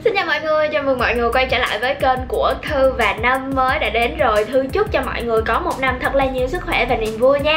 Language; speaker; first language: Vietnamese; native; Vietnamese